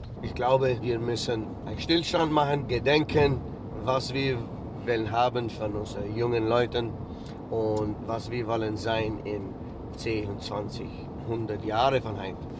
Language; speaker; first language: German; early bilingual, heritage; English